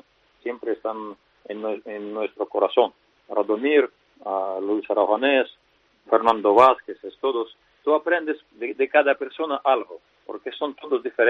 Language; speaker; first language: Spanish; non-native, fluent; Russian